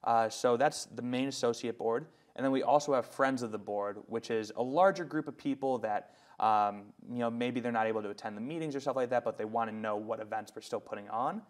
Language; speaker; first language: English; native; English